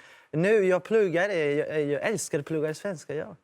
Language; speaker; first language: Swedish; non-native, learner; Portuguese